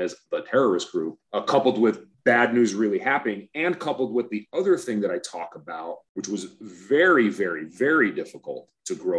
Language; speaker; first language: English; native; English